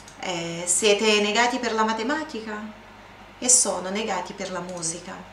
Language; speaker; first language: Italian; non-native, fluent; Portuguese